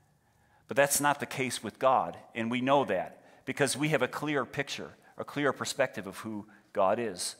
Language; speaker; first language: English; native; English